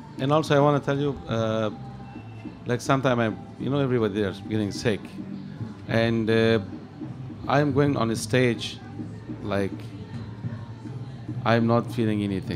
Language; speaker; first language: English; non-native, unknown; Persian